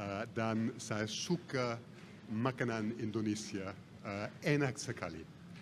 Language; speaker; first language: Indonesian; non-native, fluent; English